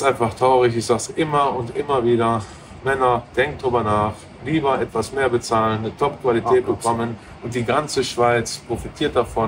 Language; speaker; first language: German; native; German